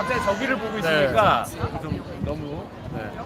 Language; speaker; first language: Korean; native; Korean